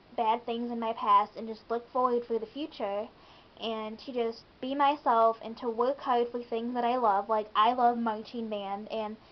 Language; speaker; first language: English; native; English